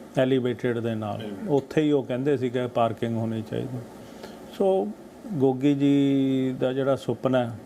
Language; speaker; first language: Punjabi; native; Punjabi